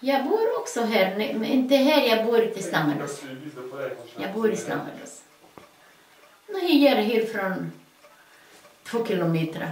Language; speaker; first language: Swedish; early bilingual, heritage; Swedish